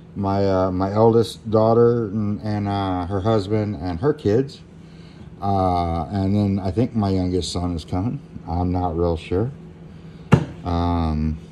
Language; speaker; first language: English; native; English